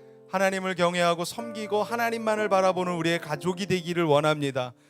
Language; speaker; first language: Korean; native; Korean